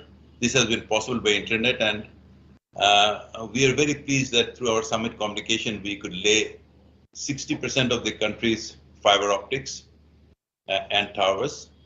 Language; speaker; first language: English; non-native, fluent; Bangla